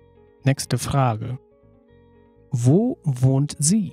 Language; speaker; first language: German; non-native, fluent; Nepali